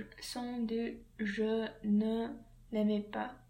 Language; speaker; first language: French; non-native, learner; English